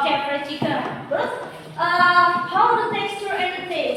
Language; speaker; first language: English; non-native, learner; Indonesian